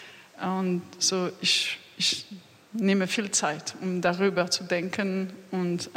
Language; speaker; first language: German; non-native, learner; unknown